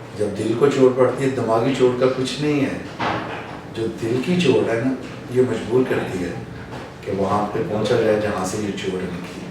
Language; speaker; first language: Urdu; non-native, local second language; Punjabi